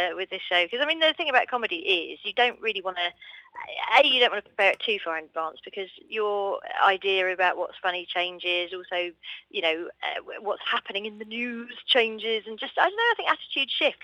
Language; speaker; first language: English; native; English